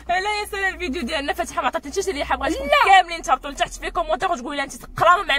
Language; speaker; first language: Arabic; native; Arabic